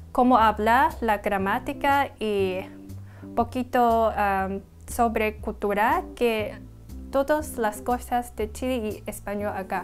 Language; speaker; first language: Spanish; non-native, learner; Cantonese